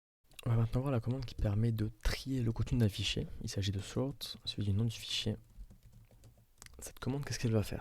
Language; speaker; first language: French; native; French